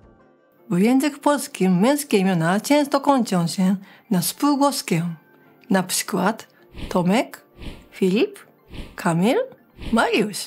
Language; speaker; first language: Polish; non-native, fluent; Japanese